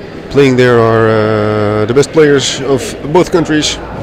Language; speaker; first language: English; non-native, fluent; Dutch